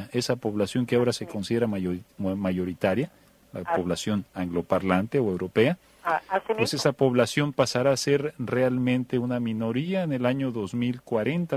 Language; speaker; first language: Spanish; native; Spanish